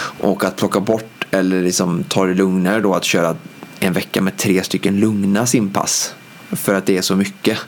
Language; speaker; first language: Swedish; native; Swedish